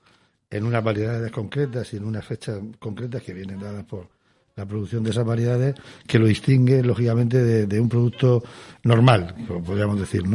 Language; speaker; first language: Spanish; native; Spanish